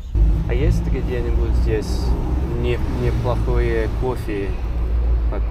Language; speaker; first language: Russian; non-native, learner; English